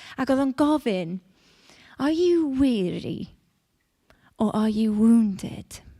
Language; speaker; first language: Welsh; non-native, local second language; English